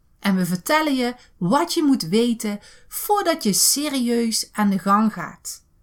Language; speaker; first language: Dutch; native; Dutch